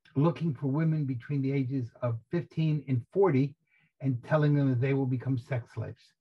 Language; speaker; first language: English; native; English